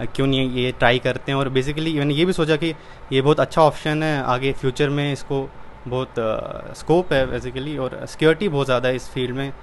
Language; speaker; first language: Hindi; native; Hindi